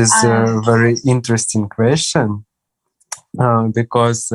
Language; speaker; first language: English; non-native, learner; Ukrainian